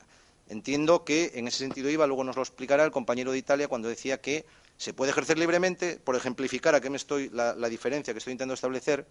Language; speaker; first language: Spanish; native; Spanish